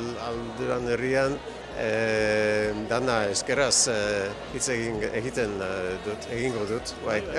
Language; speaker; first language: Basque; non-native, learner; Dutch